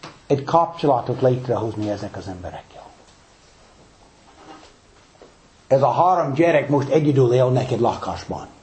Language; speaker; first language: Hungarian; non-native, fluent; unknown